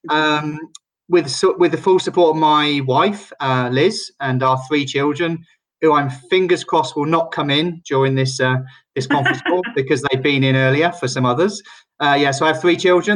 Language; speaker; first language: English; native; English